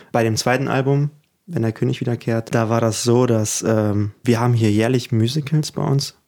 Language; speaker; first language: German; early bilingual, other home language; Ukrainian